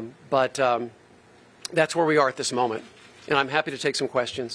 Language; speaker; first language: English; native; English